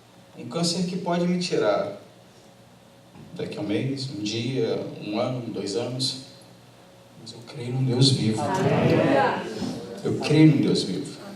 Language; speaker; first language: Portuguese; native; Portuguese